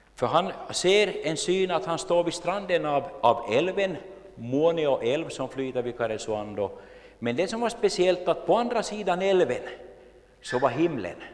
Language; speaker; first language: Swedish; native; Swedish